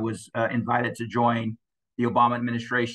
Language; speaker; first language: English; native; English